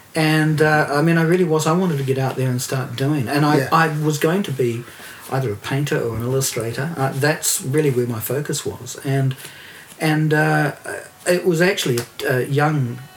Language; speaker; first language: English; native; English